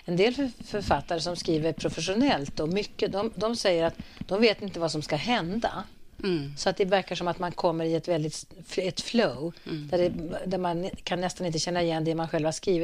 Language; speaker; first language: Swedish; native; Swedish